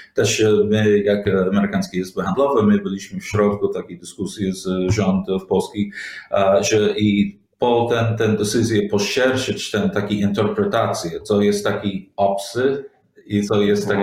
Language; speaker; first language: Polish; non-native, learner; English